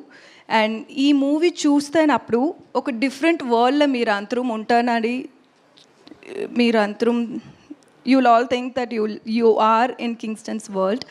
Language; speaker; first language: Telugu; non-native, learner; Tamil